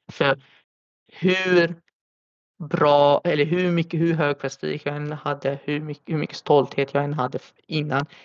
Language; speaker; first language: Swedish; early bilingual, other home language; Arabic